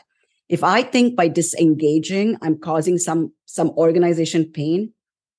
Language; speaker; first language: English; non-native, local second language; Tamil